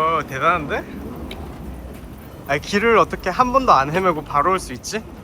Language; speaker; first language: Korean; native; Korean